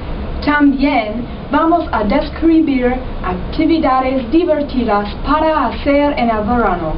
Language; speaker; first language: Spanish; non-native, learner; English